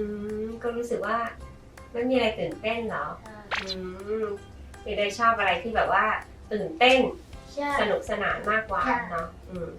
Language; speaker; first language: Thai; native; Thai